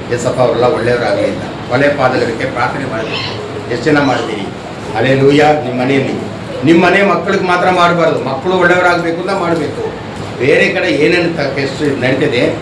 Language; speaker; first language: Kannada; non-native, local second language; Telugu